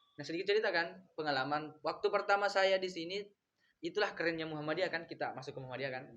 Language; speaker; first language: Indonesian; non-native, local second language; Buginese